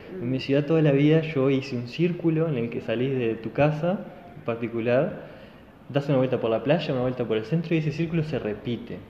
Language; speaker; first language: Spanish; native; Spanish